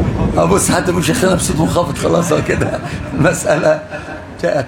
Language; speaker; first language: Arabic; native; Arabic